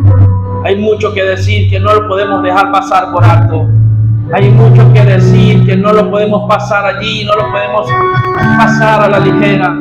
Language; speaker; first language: Spanish; native; Spanish